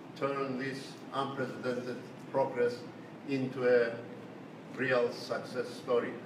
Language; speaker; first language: English; non-native, fluent; Turkish